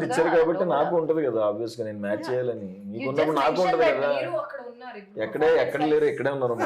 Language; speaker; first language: Telugu; native; Telugu